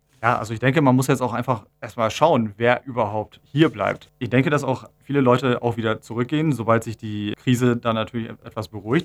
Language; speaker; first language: German; native; German